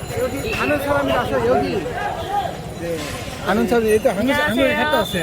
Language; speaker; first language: Korean; non-native, learner; Bangla